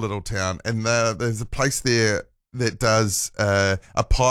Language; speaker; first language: English; native; English